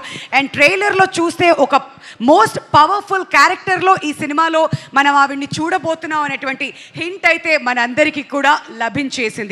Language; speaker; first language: Telugu; native; Telugu